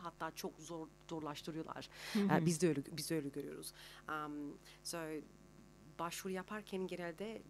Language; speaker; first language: Turkish; early bilingual, heritage; Turkish